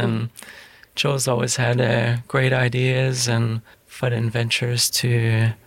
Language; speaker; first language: English; native; English